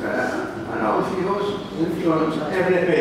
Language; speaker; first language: Greek; non-native, learner; French